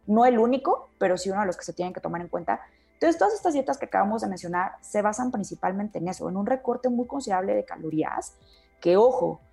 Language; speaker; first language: Spanish; native; Spanish